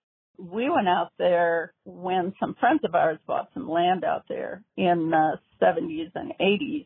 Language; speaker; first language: English; native; English